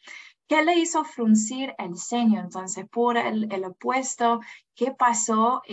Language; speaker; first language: Spanish; non-native, fluent; English